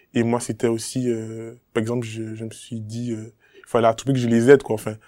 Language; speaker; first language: French; native; French